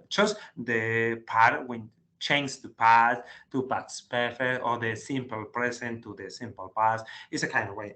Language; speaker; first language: English; non-native, learner; Spanish